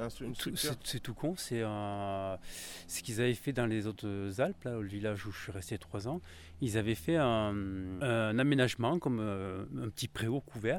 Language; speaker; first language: French; native; French